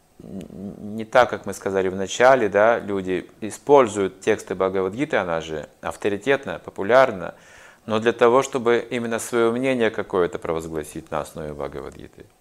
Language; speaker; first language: Russian; native; Russian